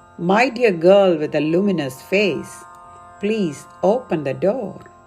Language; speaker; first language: English; non-native, local second language; Tamil